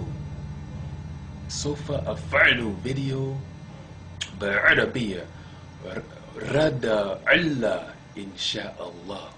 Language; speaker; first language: Arabic; non-native, learner; English